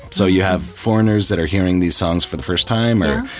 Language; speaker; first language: English; native; English